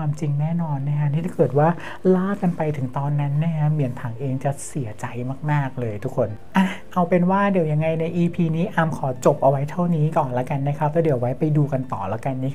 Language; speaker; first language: Thai; native; Thai